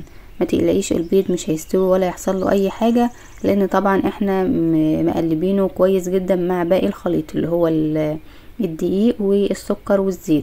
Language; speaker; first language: Arabic; native; Arabic